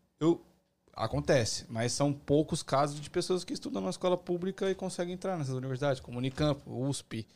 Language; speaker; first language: Portuguese; native; Portuguese